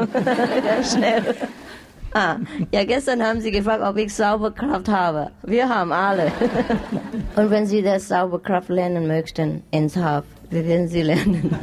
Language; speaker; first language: German; non-native, learner; Vietnamese